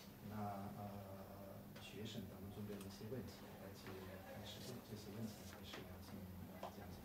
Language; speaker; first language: Chinese; non-native, fluent; Russian